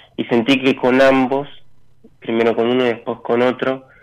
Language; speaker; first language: Spanish; native; Spanish